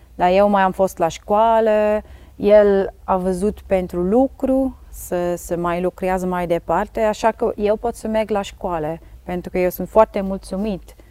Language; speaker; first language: Romanian; non-native, learner; Dutch